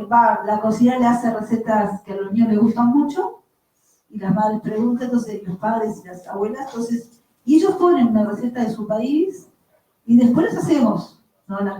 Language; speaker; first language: Spanish; native; Spanish